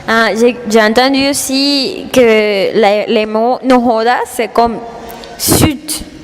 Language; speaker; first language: French; non-native, learner; Spanish